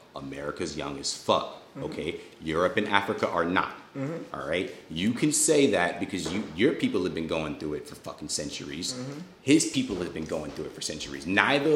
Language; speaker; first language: English; native; English